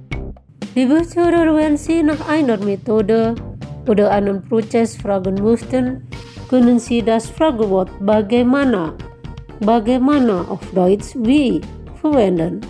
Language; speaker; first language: German; non-native, fluent; Indonesian